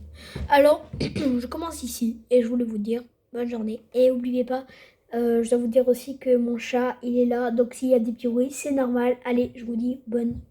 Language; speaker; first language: French; native; French